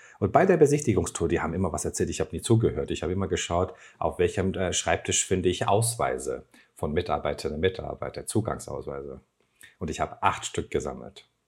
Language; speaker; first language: German; non-native, fluent; Turkish